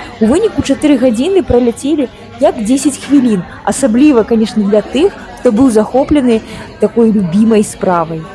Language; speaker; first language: Belarusian; native; Belarusian